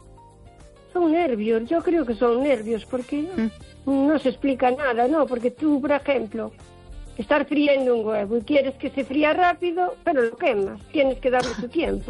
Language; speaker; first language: Spanish; native; Spanish